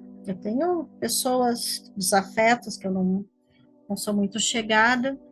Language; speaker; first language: Portuguese; native; Portuguese